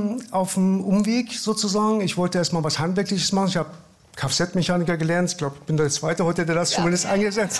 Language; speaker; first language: German; early bilingual, other home language; Persian